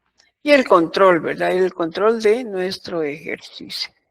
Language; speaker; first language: Spanish; native; Spanish